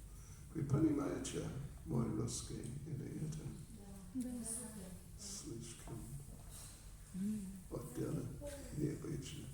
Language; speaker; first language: Russian; non-native, learner; English